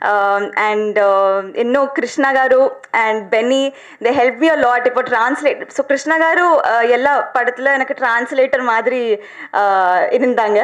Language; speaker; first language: Tamil; non-native, learner; Telugu